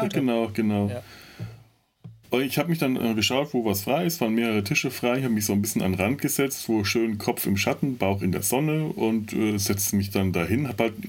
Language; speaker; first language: German; native; German